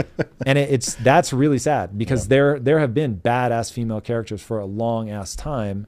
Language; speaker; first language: English; native; English